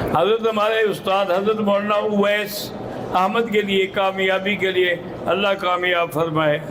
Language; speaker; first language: Urdu; native; Urdu